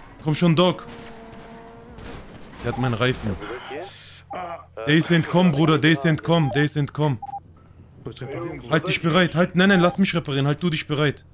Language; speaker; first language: German; early bilingual, other home language; Turkish